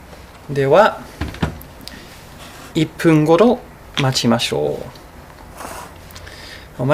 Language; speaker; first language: Japanese; non-native, fluent; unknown